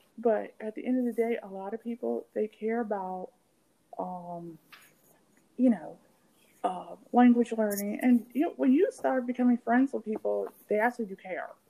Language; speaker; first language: English; native; English